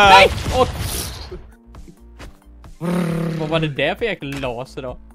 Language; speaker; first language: Swedish; native; Swedish